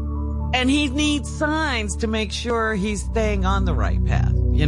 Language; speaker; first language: English; native; English